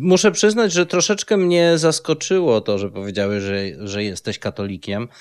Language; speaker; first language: Polish; native; Polish